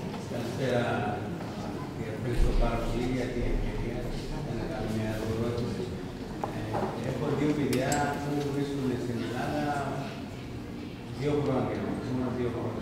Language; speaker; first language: Greek; non-native, learner; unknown